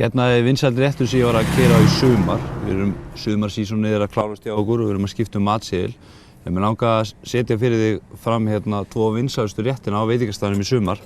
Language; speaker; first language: Icelandic; native; Icelandic